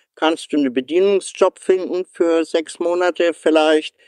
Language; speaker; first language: German; native; German